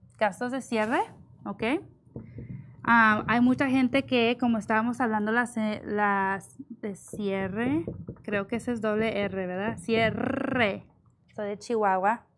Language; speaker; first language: Spanish; early bilingual, heritage; Spanish